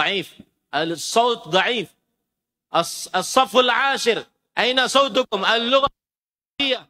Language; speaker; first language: Arabic; non-native, fluent; Indonesian